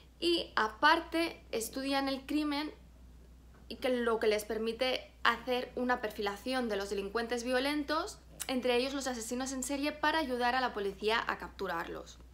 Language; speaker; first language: Spanish; native; Spanish